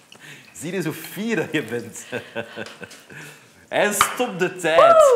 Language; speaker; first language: Dutch; native; Dutch